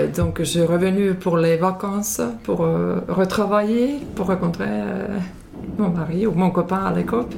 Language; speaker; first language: French; non-native, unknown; Finnish